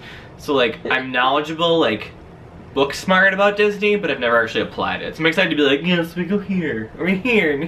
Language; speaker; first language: English; native; English